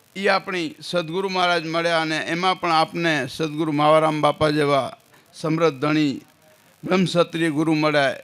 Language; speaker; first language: Gujarati; non-native, local second language; Kachhi